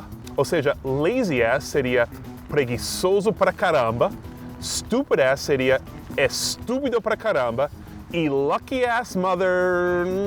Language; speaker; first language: Portuguese; non-native, fluent; English